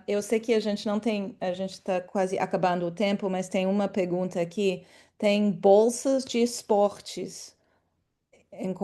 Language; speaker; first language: Portuguese; non-native, fluent; English